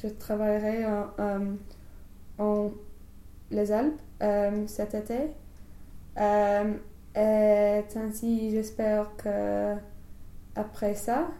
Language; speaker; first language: French; non-native, learner; English